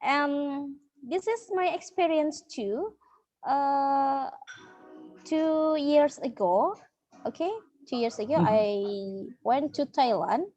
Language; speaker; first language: English; non-native, learner; Indonesian